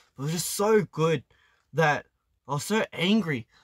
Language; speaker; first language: English; early bilingual, other home language; Korean